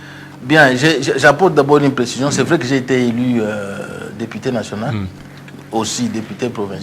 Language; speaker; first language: French; non-native, local second language; Luba-Lulua